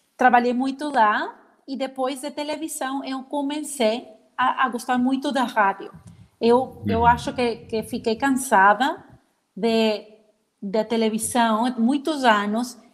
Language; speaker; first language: Portuguese; non-native, learner; Spanish